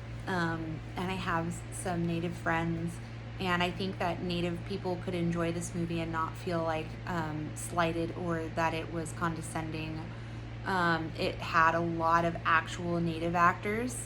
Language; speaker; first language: English; native; English